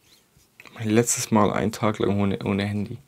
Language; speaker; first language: German; native; German